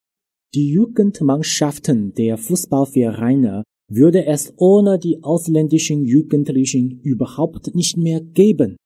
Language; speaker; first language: German; non-native, fluent; Chinese